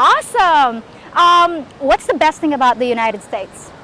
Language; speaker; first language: English; native; English